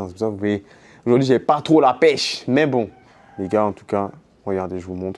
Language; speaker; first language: French; native; French